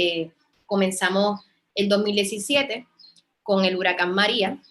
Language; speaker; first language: Spanish; native; Spanish